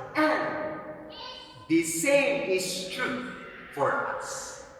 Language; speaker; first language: English; non-native, local second language; Filipino